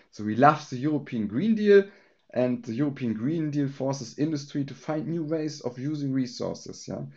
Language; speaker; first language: English; non-native, fluent; German